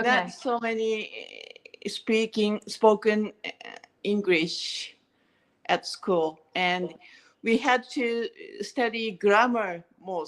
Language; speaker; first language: English; non-native, learner; Japanese